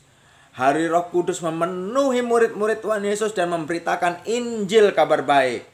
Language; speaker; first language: Indonesian; native; Indonesian